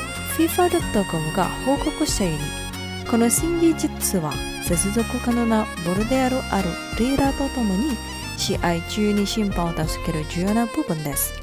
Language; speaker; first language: Japanese; non-native, fluent; Indonesian